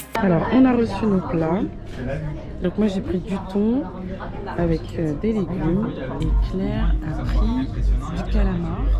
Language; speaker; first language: French; native; French